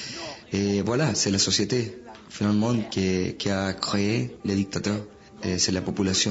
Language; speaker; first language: French; non-native, fluent; Spanish